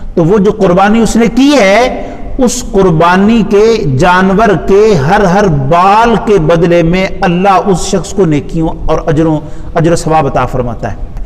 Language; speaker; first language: Urdu; non-native, local second language; Punjabi